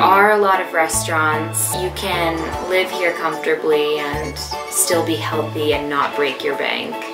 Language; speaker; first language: English; early bilingual, other home language; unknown